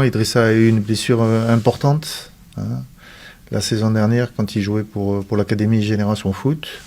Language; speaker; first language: French; native; French